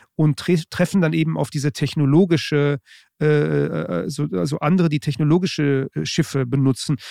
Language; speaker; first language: German; native; German